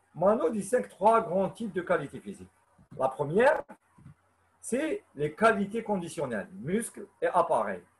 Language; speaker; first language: French; non-native, local second language; Arabic